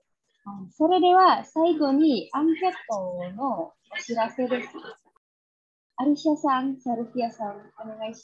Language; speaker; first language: Japanese; non-native, fluent; Indonesian